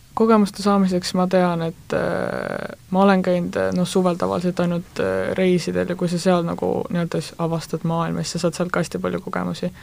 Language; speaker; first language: Estonian; native; Estonian